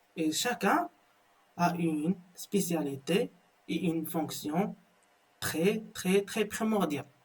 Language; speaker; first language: French; non-native, local second language; Arabic